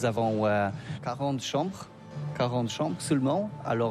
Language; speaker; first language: French; non-native, learner; Polish